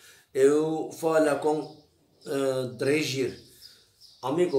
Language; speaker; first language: Portuguese; non-native, learner; Turkish